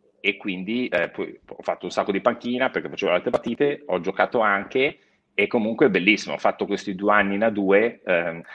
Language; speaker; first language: Italian; native; Italian